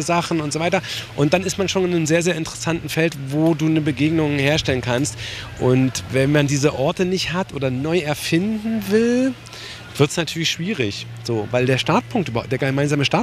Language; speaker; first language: German; native; German